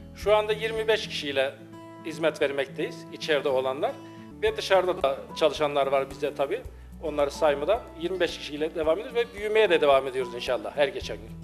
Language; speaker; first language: Turkish; native; Turkish